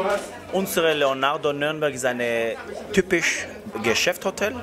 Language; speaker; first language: German; non-native, learner; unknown